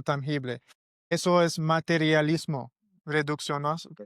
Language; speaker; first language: Spanish; non-native, learner; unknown